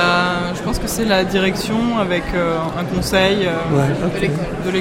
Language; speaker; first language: French; native; French